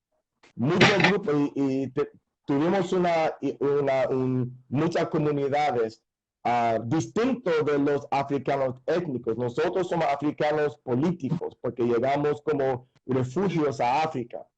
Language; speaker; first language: Spanish; non-native, fluent; English